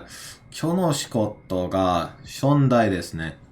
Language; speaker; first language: Japanese; non-native, learner; English